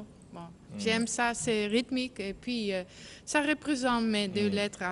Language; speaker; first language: French; non-native, learner; Dutch